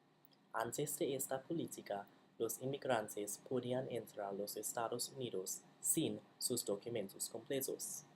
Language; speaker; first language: Spanish; non-native, learner; English